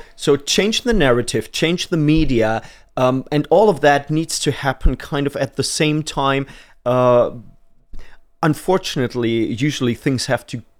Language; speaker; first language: English; non-native, fluent; German